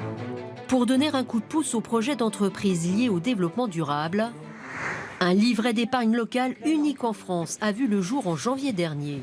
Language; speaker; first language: French; native; French